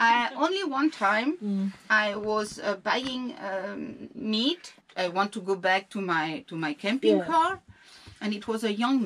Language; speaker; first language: English; non-native, learner; French